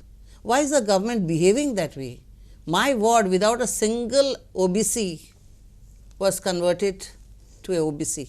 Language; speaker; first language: English; non-native, local second language; Konkani